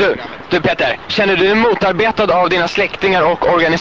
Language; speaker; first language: Swedish; native; Swedish